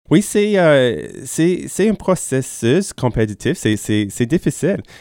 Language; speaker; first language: French; non-native, fluent; English